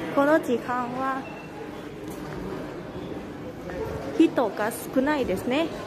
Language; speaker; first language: Japanese; non-native, learner; Thai